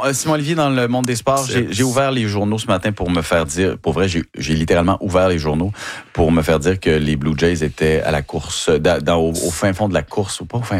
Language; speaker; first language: French; native; French